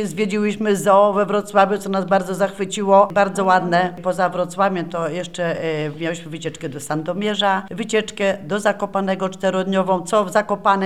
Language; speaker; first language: Polish; native; Polish